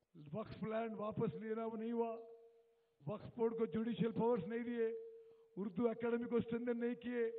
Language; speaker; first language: Hindi; non-native, local second language; Telugu